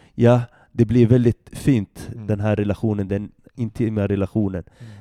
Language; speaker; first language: Swedish; early bilingual, other home language; Arabic